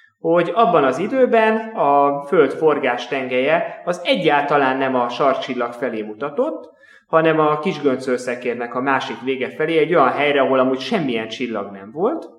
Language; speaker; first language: Hungarian; native; Hungarian